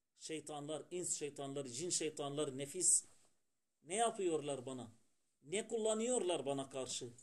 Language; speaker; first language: Turkish; non-native, fluent; Arabic